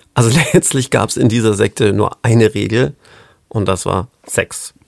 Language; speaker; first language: German; non-native, fluent; English